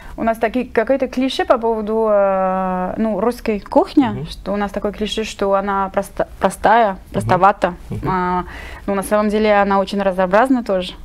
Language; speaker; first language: Russian; non-native, fluent; French